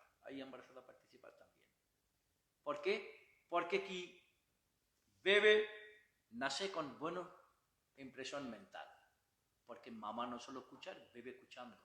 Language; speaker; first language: Spanish; non-native, learner; Bangla